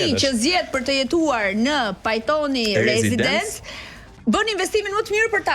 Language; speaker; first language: Albanian; native; Albanian